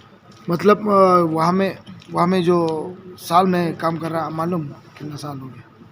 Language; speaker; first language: Hindi; non-native, local second language; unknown